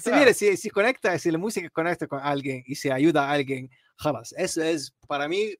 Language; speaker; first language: Spanish; non-native, learner; Arabic